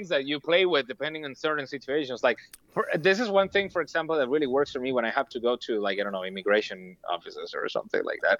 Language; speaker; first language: English; non-native, fluent; Spanish